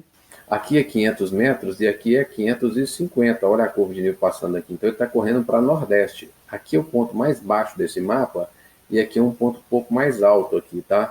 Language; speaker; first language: Portuguese; native; Portuguese